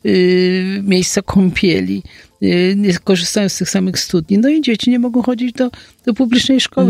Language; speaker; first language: Polish; native; Polish